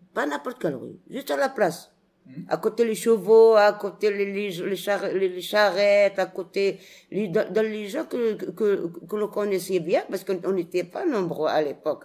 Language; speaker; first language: French; non-native, local second language; Arabic